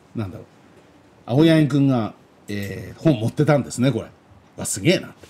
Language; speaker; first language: Japanese; native; Japanese